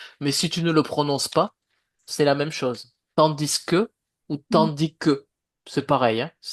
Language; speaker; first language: French; native; French